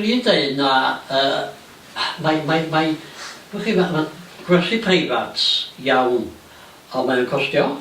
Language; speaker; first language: Welsh; native; Welsh